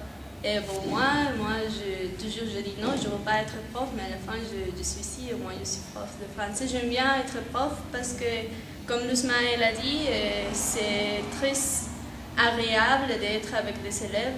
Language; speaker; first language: French; non-native, fluent; Spanish